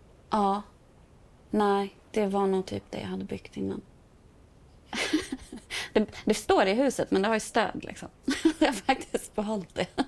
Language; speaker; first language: Swedish; native; Swedish